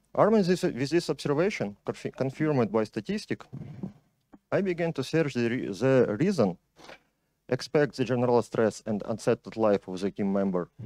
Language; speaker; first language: English; non-native, fluent; Ukrainian